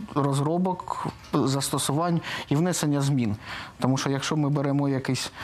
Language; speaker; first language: Ukrainian; native; Ukrainian